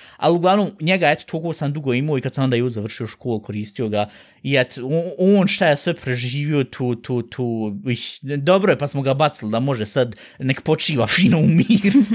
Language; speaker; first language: Bosnian; early bilingual, heritage; Bosnian